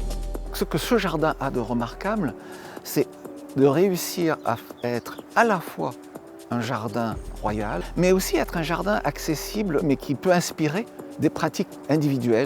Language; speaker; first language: French; native; French